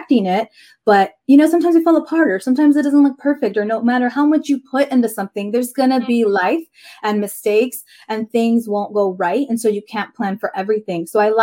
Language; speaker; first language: English; native; English